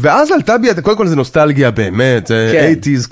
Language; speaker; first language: Hebrew; native; Hebrew